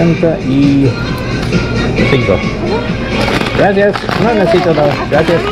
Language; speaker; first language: Spanish; non-native, learner; English